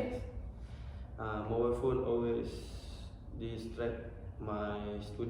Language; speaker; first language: English; non-native, learner; Malay